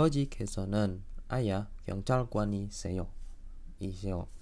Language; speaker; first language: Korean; non-native, fluent; Indonesian